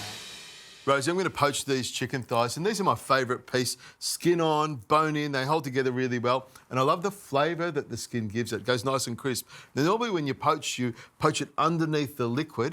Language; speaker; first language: English; native; English